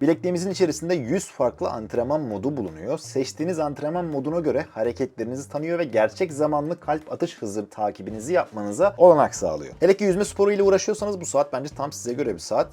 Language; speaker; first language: Turkish; native; Turkish